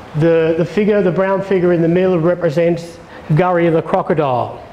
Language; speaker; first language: English; native; English